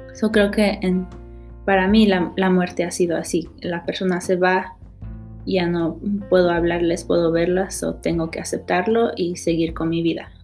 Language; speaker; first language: Spanish; early bilingual, heritage; Spanish